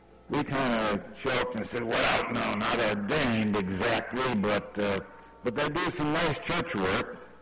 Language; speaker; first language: English; native; English